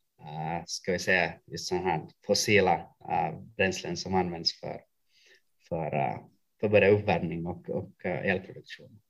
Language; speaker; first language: Swedish; non-native, local second language; Finnish